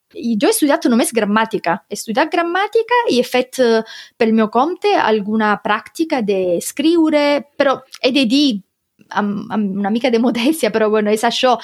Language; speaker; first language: Catalan; non-native, fluent; Italian